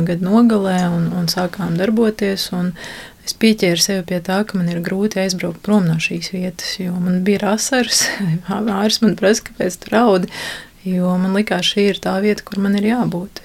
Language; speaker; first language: Latvian; native; Latvian